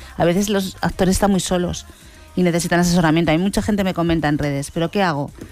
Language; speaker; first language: Spanish; native; Spanish